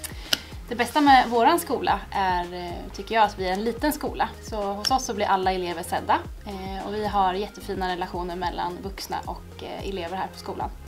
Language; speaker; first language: Swedish; native; Swedish